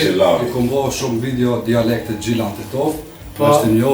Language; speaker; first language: Albanian; non-native, learner; Bosnian